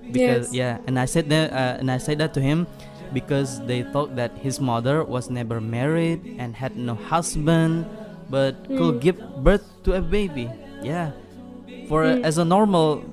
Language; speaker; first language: English; non-native, learner; Indonesian